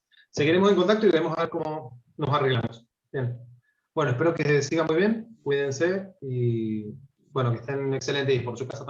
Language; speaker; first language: Spanish; native; Spanish